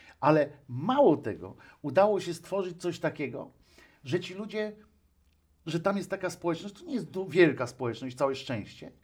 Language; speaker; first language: Polish; native; Polish